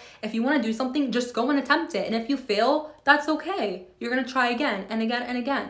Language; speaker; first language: English; native; English